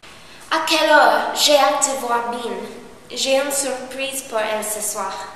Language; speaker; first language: French; non-native, learner; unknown